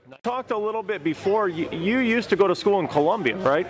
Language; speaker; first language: English; native; English